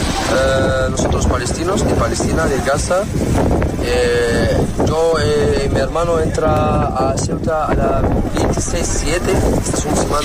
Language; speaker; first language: Spanish; non-native, learner; Arabic